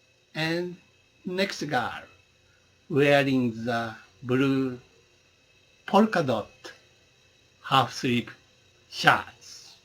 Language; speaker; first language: English; non-native, learner; Japanese